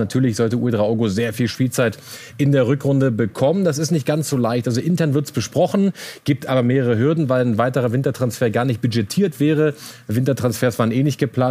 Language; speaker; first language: German; native; German